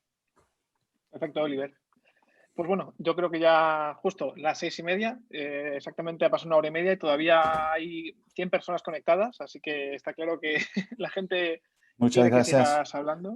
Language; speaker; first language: Spanish; native; Spanish